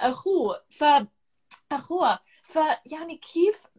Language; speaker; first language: Arabic; native; Arabic